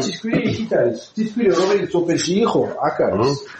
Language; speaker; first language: Georgian; non-native, learner; French